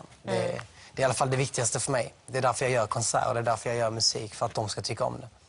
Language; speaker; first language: Swedish; native; Swedish